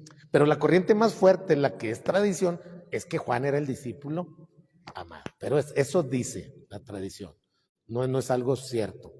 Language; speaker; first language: Spanish; native; Spanish